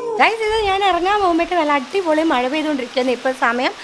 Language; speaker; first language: Malayalam; native; Malayalam